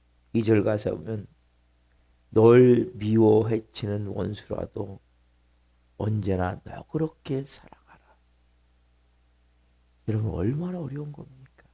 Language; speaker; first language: Korean; native; Korean